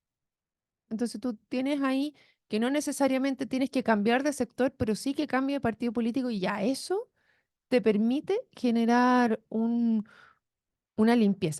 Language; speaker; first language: Spanish; native; Spanish